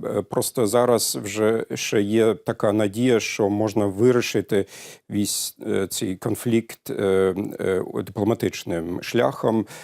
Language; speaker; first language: Ukrainian; non-native, fluent; German